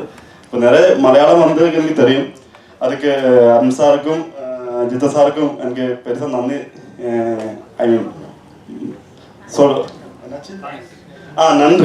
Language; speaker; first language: Tamil; non-native, learner; Malayalam